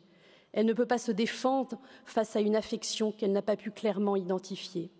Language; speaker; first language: French; native; French